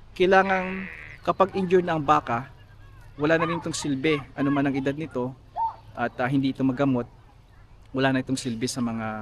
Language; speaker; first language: Filipino; native; Filipino